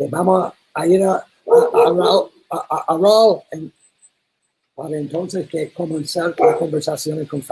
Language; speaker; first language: Spanish; non-native, learner; English